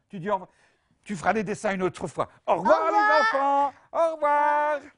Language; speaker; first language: French; native; French